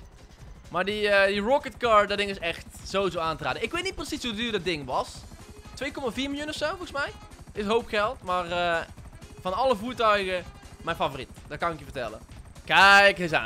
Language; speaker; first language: Dutch; native; Dutch